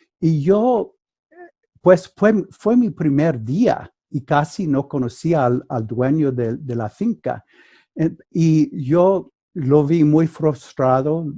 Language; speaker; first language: Spanish; non-native, fluent; English